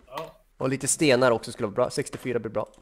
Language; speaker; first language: Swedish; native; Swedish